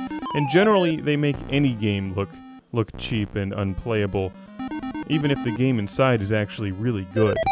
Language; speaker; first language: English; native; English